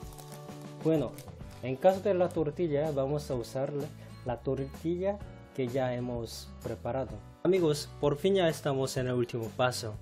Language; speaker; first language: Spanish; non-native, fluent; Korean